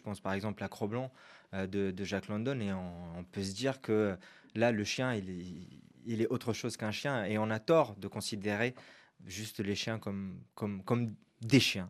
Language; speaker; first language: French; non-native, local second language; Arabic